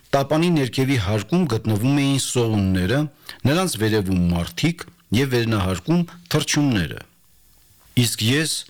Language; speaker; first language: Armenian; native; Armenian